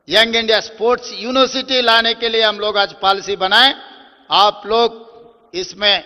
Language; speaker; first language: Hindi; non-native, local second language; Telugu